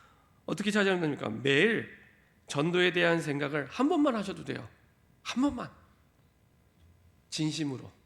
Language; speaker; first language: Korean; native; Korean